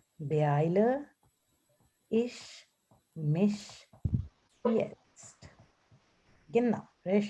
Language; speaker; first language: German; non-native, fluent; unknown